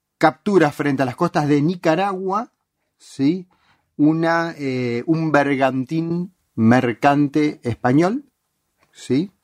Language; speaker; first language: Spanish; native; Spanish